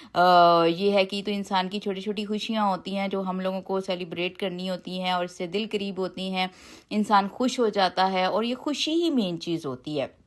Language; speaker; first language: Urdu; non-native, local second language; Punjabi